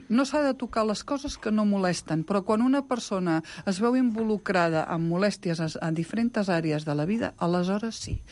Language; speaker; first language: Catalan; non-native, local second language; Spanish